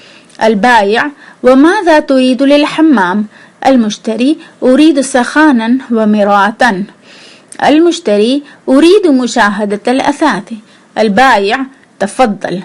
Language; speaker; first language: Arabic; non-native, fluent; Urdu